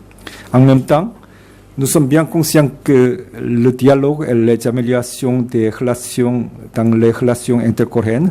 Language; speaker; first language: French; non-native, fluent; Korean